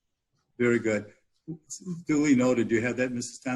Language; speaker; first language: English; native; English